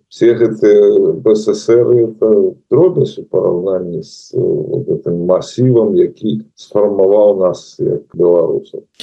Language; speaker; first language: Belarusian; non-native, local second language; Russian